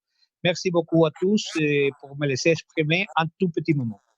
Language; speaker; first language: French; non-native, fluent; Spanish